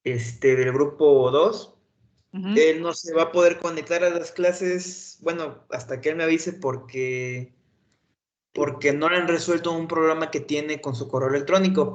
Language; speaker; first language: Spanish; native; Spanish